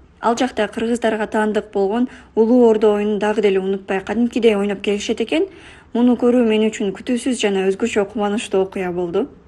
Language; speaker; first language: Kyrgyz; native; Kyrgyz